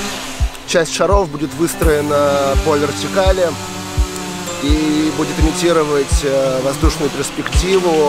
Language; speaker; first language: Russian; native; Russian